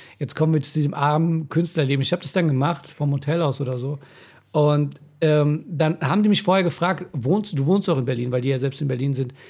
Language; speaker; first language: German; early bilingual, other home language; Persian